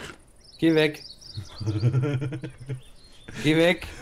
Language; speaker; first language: German; native; German